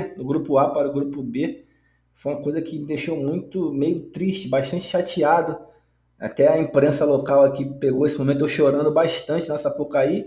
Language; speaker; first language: Portuguese; native; Portuguese